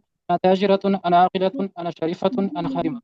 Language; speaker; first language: Arabic; non-native, learner; Urdu